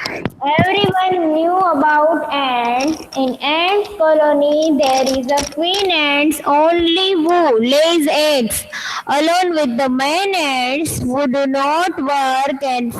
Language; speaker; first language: English; non-native, local second language; Hindi